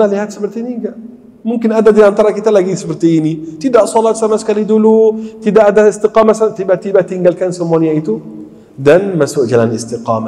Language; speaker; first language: Indonesian; non-native, fluent; Arabic